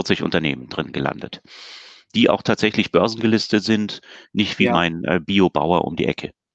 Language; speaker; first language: German; native; German